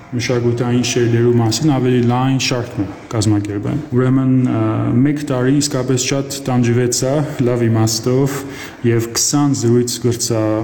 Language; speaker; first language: Armenian; early bilingual, heritage; Armenian